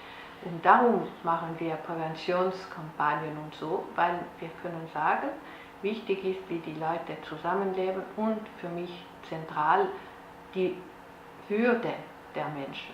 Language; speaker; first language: German; non-native, local second language; French